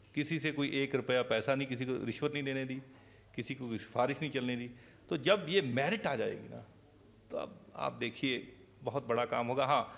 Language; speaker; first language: Hindi; non-native, local second language; Punjabi